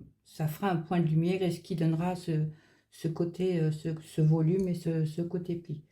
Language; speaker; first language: French; native; French